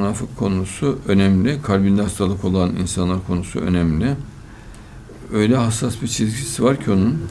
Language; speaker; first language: Turkish; native; Turkish